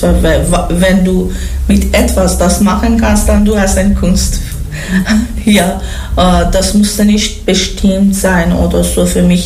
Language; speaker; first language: German; non-native, learner; Persian